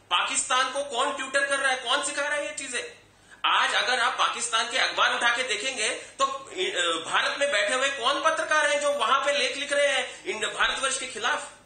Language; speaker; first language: Hindi; native; Hindi